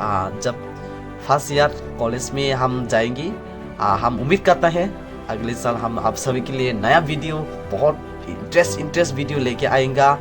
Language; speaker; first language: Hindi; non-native, local second language; Kok Borok